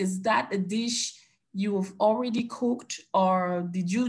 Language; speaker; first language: English; non-native, local second language; French